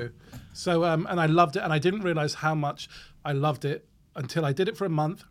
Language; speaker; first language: English; native; English